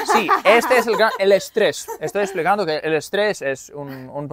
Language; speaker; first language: Spanish; non-native, fluent; Greek